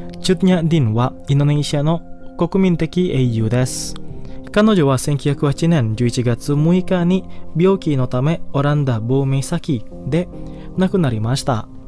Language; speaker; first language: Japanese; non-native, fluent; Indonesian